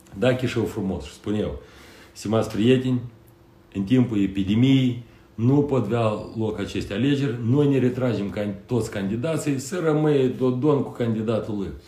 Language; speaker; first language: Romanian; non-native, local second language; Russian